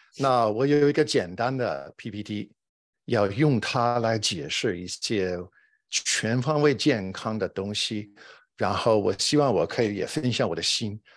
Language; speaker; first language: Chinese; non-native, fluent; English